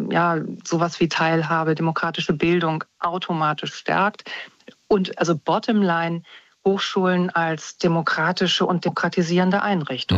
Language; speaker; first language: German; native; German